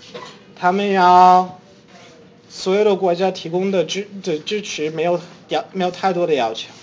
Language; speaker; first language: Chinese; non-native, fluent; English